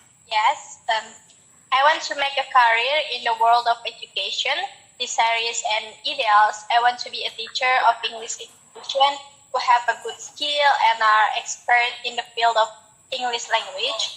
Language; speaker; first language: English; non-native, learner; Indonesian